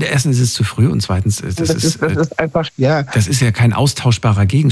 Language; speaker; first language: German; native; German